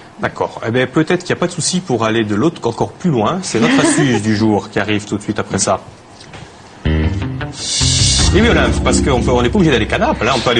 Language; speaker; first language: French; native; French